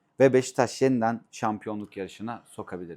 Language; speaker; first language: Turkish; native; Turkish